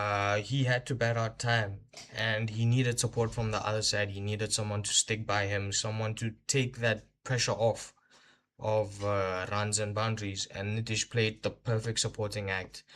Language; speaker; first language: English; non-native, local second language; Hindi